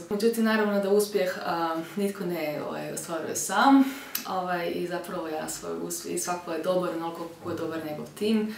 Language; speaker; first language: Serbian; early bilingual, heritage; Croatian